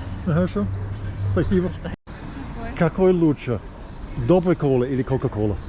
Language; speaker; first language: Russian; non-native, learner; English